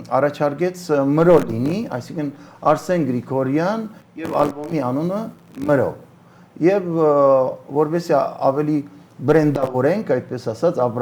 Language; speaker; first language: Armenian; early bilingual, heritage; Armenian